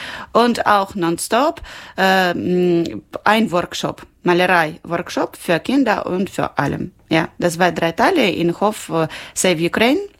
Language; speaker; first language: German; non-native, learner; Ukrainian